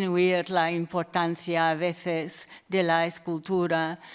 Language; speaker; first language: Spanish; non-native, fluent; English